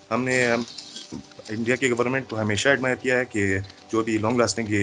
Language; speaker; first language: Hindi; non-native, fluent; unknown